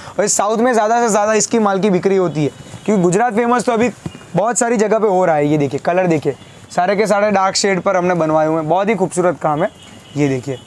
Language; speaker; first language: Hindi; non-native, local second language; Gujarati